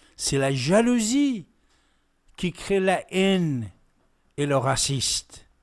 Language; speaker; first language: French; non-native, fluent; Persian